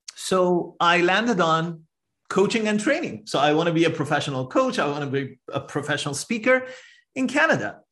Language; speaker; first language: English; non-native, fluent; Persian